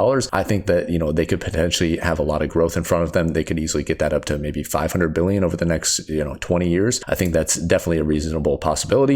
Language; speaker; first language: English; native; English